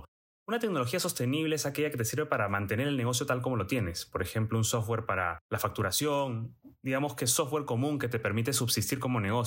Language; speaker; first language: Spanish; native; Spanish